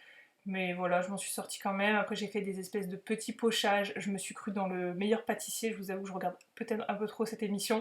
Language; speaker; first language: French; native; French